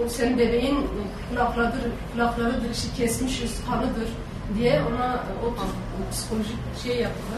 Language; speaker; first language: Turkish; non-native, local second language; Kurdish